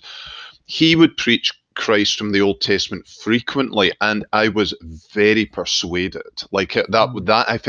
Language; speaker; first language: English; native; English